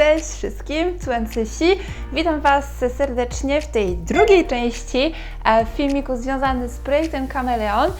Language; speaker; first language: Polish; non-native, fluent; French